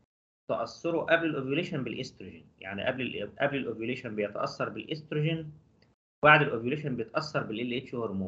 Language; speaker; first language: Arabic; native; Arabic